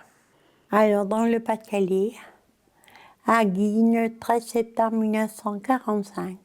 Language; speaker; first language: French; non-native, local second language; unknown